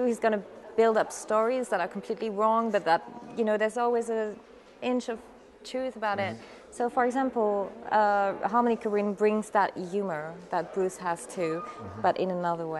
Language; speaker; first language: English; non-native, fluent; French